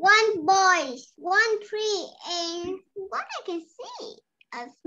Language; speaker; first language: English; non-native, learner; Vietnamese